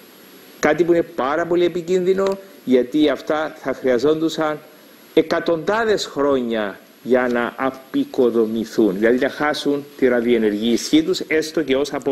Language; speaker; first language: Greek; native; Greek